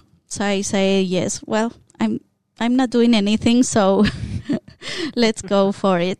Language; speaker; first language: English; non-native, fluent; Spanish